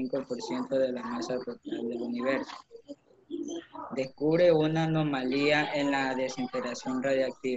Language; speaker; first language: Spanish; native; Spanish